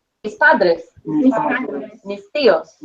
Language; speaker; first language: Spanish; non-native, fluent; English